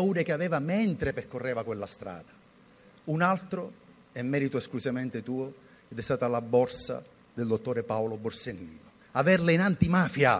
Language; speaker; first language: Italian; native; Italian